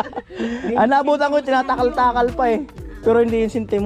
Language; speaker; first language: Filipino; native; Filipino